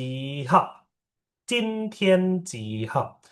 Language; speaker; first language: Chinese; non-native, fluent; Indonesian